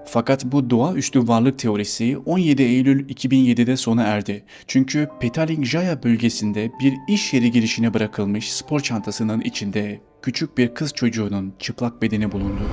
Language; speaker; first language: Turkish; native; Turkish